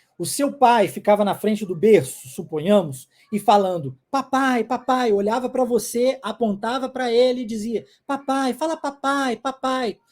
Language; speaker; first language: Portuguese; non-native, fluent; English